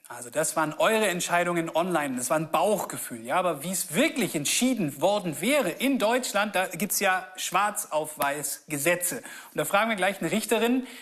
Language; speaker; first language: German; native; German